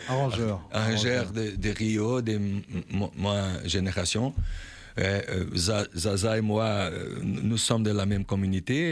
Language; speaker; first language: French; non-native, learner; Portuguese